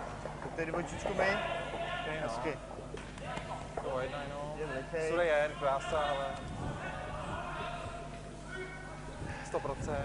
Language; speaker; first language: Czech; native; Czech